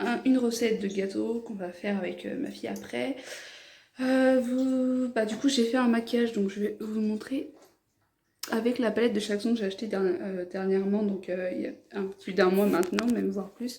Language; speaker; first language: French; native; French